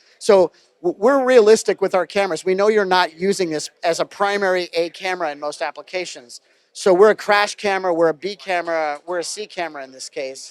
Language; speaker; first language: English; native; English